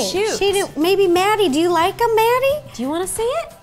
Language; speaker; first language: English; native; English